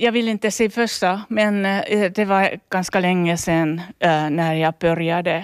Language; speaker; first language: Swedish; non-native, learner; Finnish